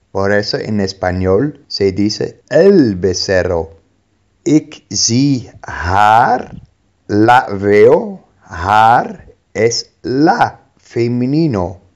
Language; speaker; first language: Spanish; non-native, fluent; Dutch